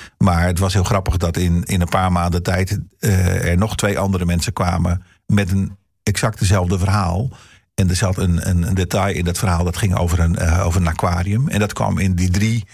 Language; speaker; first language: Dutch; early bilingual, heritage; Dutch